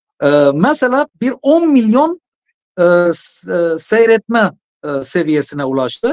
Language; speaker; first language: Turkish; non-native, fluent; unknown